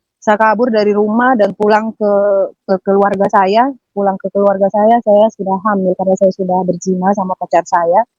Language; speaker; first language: Indonesian; native; Indonesian